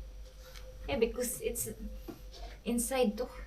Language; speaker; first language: English; non-native, local second language; Cebuano